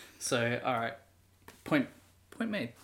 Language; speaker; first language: English; native; English